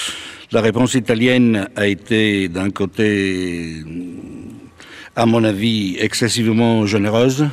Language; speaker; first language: French; non-native, fluent; Italian